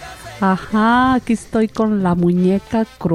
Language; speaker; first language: Spanish; native; Spanish